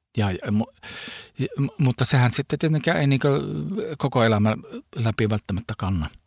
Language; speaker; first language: Finnish; early bilingual, heritage; Finnish